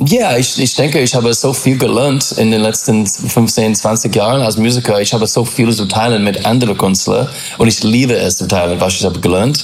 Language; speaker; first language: German; non-native, learner; English